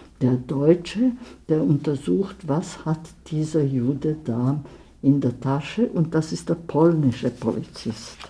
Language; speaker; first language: German; early bilingual, heritage; German